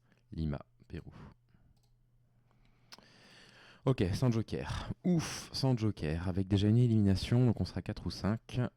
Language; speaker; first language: French; native; French